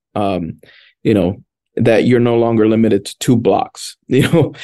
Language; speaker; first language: English; early bilingual, other home language; Spanish